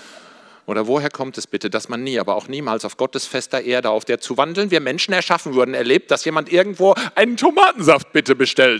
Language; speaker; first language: German; native; German